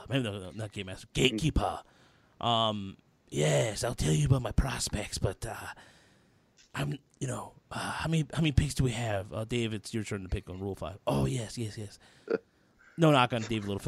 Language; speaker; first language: English; early bilingual, other home language; Spanish